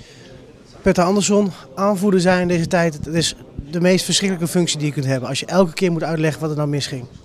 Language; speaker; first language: Dutch; native; Dutch